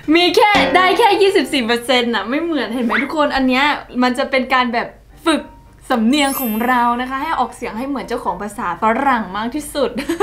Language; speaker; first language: Thai; native; Thai